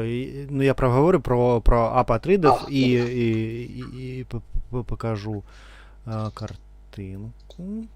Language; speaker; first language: Ukrainian; non-native, learner; Russian